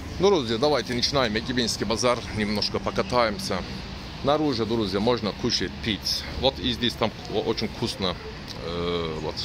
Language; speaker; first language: Russian; non-native, learner; Turkish